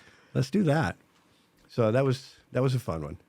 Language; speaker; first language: English; native; English